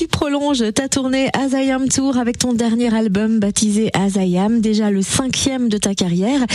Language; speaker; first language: French; native; French